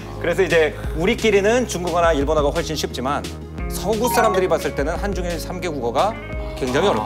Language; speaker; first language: Korean; native; Korean